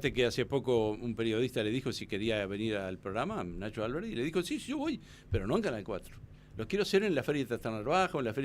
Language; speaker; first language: Spanish; native; Spanish